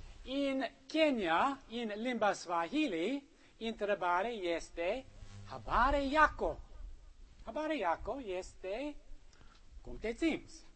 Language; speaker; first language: Romanian; non-native, learner; English